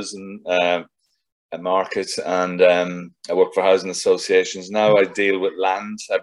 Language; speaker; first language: English; native; English